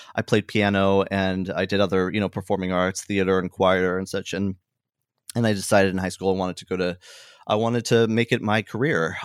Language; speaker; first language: English; native; English